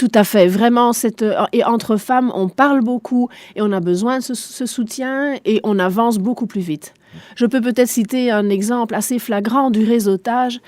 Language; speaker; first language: French; non-native, local second language; German